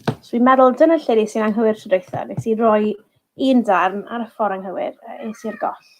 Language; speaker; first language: Welsh; native; Welsh